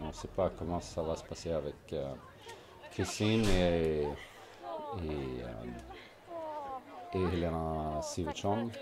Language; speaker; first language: French; non-native, fluent; Swedish